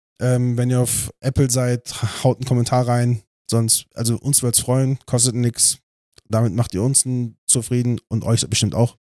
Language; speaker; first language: German; native; German